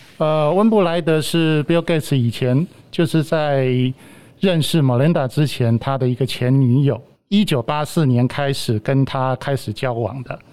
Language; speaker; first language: Chinese; native; Chinese